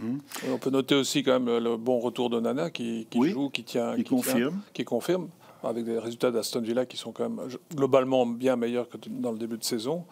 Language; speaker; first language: French; native; French